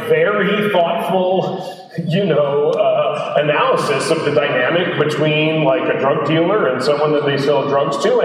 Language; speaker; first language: English; native; English